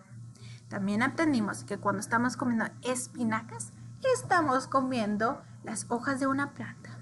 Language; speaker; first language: Spanish; early bilingual, heritage; English